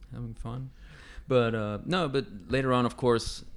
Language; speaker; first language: English; non-native, fluent; Spanish